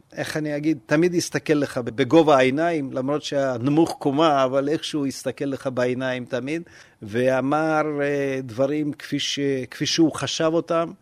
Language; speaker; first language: Hebrew; non-native, fluent; Russian